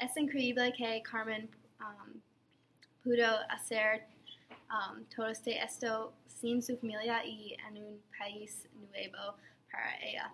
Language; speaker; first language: Spanish; non-native, learner; English